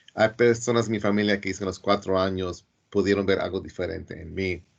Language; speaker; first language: Spanish; early bilingual, heritage; Spanish